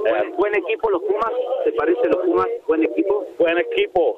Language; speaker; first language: Spanish; native; Spanish